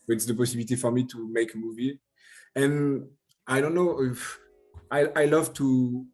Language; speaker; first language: English; non-native, learner; French